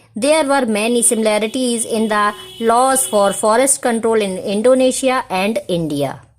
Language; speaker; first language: English; non-native, local second language; Hindi